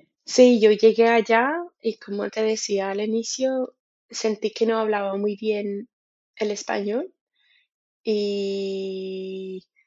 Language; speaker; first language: Spanish; non-native, fluent; English